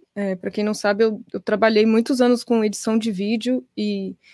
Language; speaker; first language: Portuguese; native; Portuguese